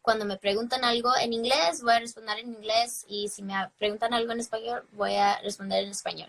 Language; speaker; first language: Spanish; early bilingual, heritage; English